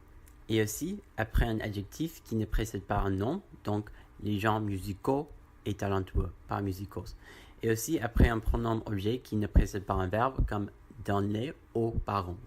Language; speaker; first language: French; non-native, learner; English